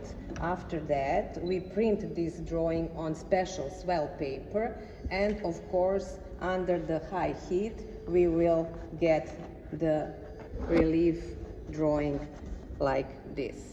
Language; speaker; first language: English; non-native, fluent; Serbian